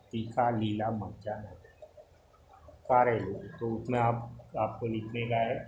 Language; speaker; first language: Hindi; non-native, local second language; Gujarati